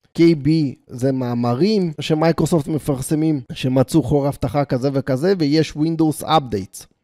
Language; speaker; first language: Hebrew; native; Hebrew